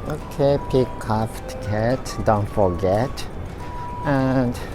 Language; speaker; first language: English; non-native, learner; Japanese